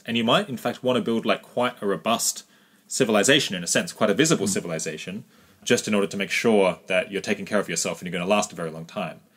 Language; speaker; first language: English; native; English